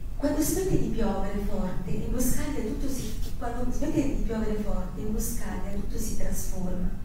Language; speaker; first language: Italian; early bilingual, heritage; Italian